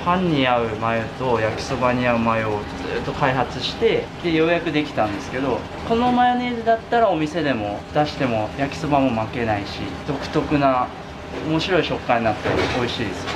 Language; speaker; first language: Japanese; native; Japanese